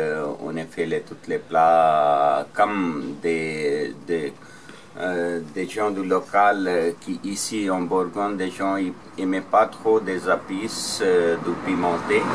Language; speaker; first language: French; non-native, learner; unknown